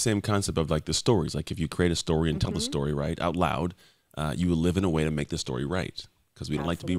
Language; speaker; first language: English; native; English